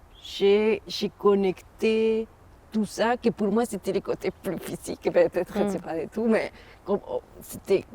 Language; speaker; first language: French; non-native, fluent; Spanish